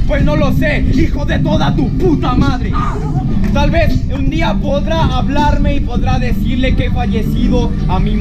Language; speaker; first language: Spanish; native; Spanish